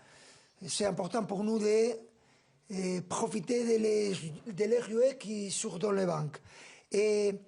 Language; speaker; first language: French; non-native, fluent; Spanish